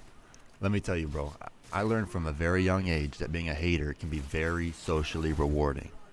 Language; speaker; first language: English; native; English